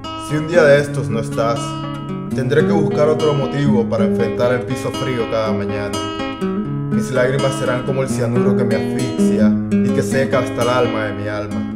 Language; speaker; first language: Spanish; native; Spanish